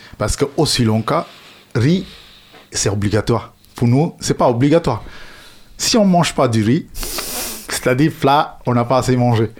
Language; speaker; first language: French; non-native, fluent; Sinhala